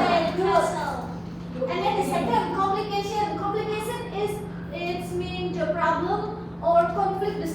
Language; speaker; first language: English; non-native, learner; Indonesian